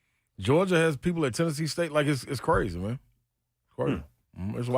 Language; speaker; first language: English; native; English